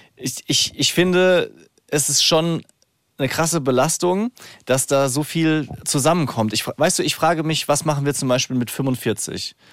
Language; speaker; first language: German; native; German